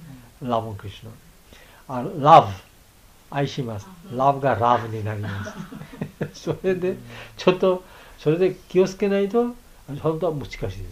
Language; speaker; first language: Japanese; non-native, learner; Bangla